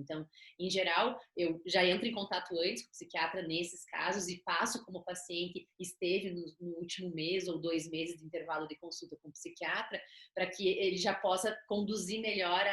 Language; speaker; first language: Portuguese; native; Portuguese